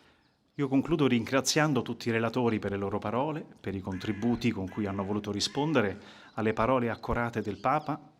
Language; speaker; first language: Italian; native; Italian